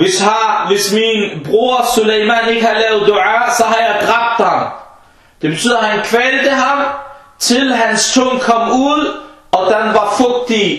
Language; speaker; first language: Danish; non-native, fluent; Arabic